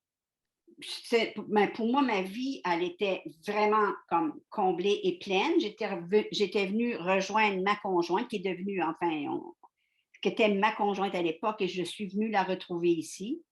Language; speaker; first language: French; native; French